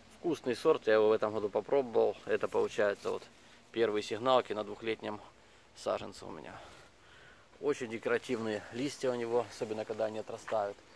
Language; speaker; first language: Russian; non-native, local second language; Ukrainian